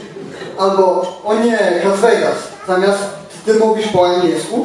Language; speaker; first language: Polish; non-native, learner; English